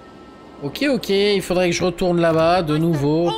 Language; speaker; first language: French; native; French